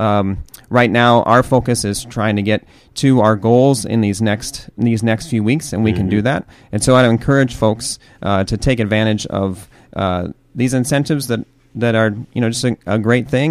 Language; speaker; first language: English; native; English